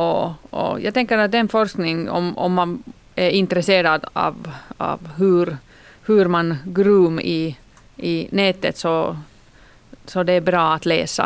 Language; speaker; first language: Swedish; non-native, local second language; Finnish